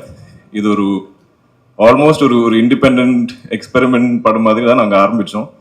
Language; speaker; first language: Tamil; non-native, local second language; Malayalam